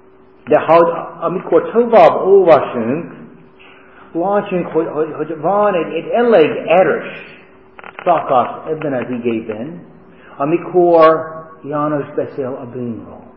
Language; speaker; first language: Hungarian; non-native, fluent; English